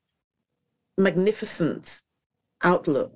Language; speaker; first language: English; native; English